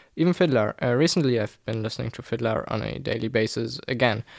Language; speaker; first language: English; non-native, fluent; German